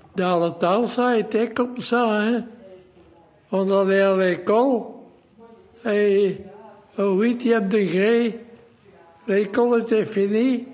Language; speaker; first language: French; native; French